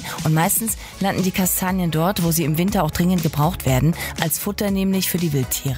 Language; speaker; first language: German; native; German